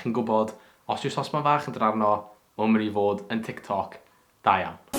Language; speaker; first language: Welsh; native; Welsh